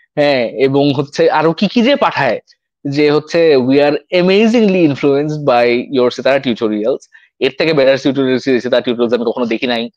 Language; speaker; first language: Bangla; native; Bangla